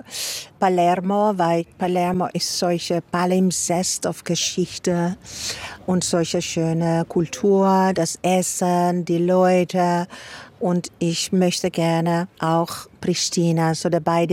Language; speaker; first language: German; non-native, fluent; Dutch